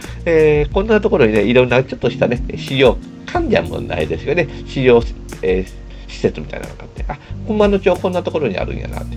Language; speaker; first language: Japanese; native; Japanese